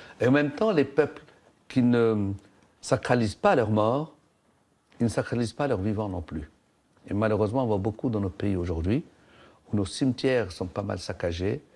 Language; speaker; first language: French; non-native, local second language; Arabic